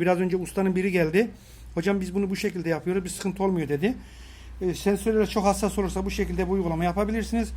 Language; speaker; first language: Turkish; native; Turkish